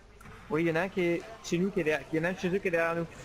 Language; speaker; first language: French; native; French